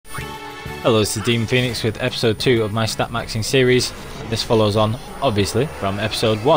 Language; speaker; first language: English; native; English